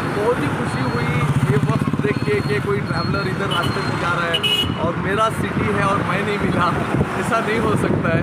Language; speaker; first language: Hindi; non-native, local second language; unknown